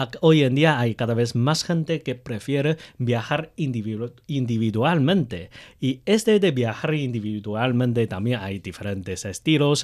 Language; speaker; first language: Spanish; non-native, fluent; Chinese